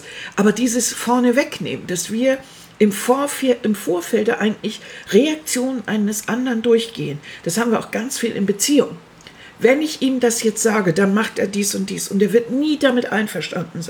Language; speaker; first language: German; native; German